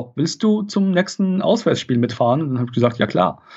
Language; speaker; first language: German; non-native, fluent; Arabic